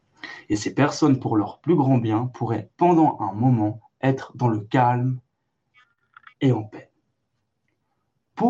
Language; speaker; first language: French; native; French